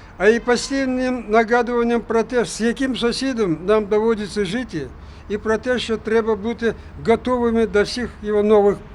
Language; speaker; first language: Ukrainian; non-native, local second language; Crimean Tatar